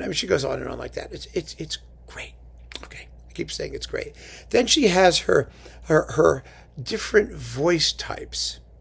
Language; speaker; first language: English; native; English